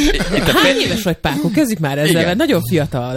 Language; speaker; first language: Hungarian; early bilingual, other home language; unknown